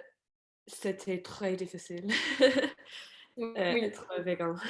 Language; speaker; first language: French; non-native, fluent; English